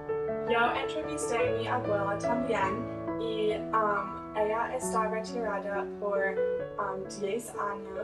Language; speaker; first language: Spanish; non-native, learner; English